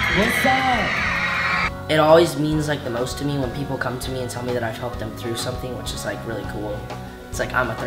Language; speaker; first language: English; native; English